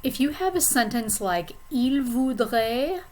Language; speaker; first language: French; non-native, fluent; English